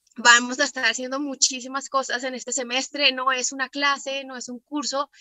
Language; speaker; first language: Spanish; native; Spanish